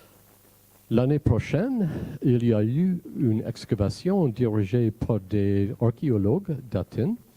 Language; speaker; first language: French; non-native, fluent; English